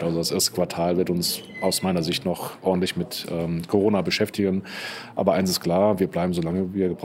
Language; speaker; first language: German; native; German